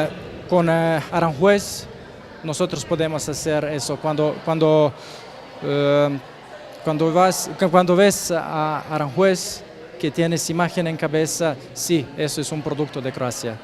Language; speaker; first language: Spanish; non-native, learner; Croatian